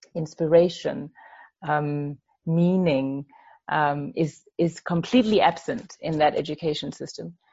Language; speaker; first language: English; non-native, fluent; Danish